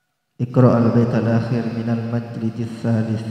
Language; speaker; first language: Arabic; non-native, fluent; Indonesian